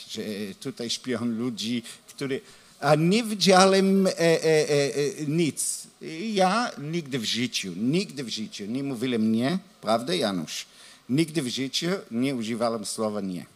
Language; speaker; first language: Polish; non-native, learner; Hebrew